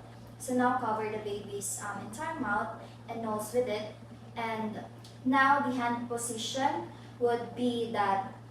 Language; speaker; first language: English; non-native, local second language; Filipino